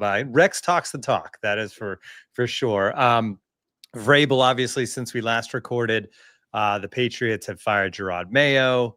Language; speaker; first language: English; native; English